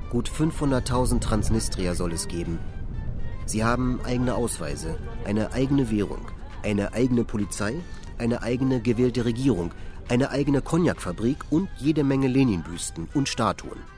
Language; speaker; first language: German; native; German